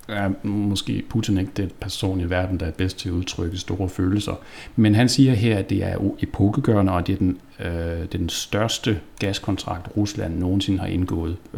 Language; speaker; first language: Danish; native; Danish